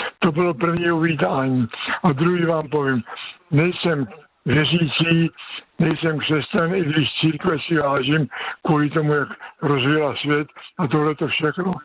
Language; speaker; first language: Czech; native; Czech